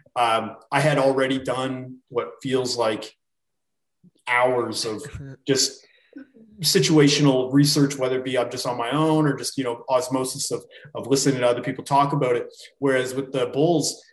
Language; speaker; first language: English; native; English